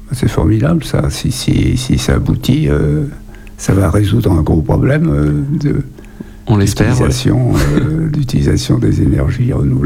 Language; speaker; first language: French; native; French